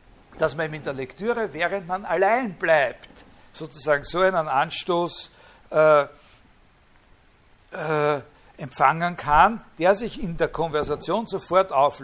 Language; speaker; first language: German; native; German